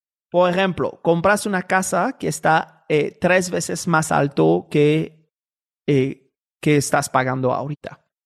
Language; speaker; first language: Spanish; non-native, fluent; French